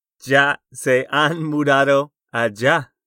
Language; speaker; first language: Spanish; non-native, fluent; English